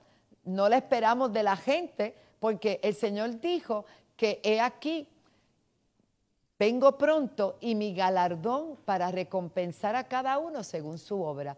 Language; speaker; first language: Spanish; native; Spanish